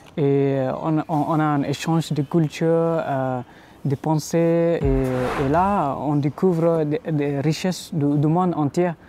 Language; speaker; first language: French; non-native, fluent; Khasi